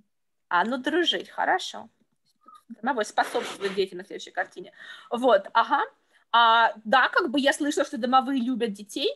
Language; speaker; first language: Russian; native; Russian